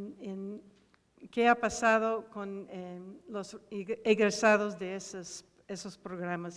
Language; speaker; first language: Spanish; non-native, fluent; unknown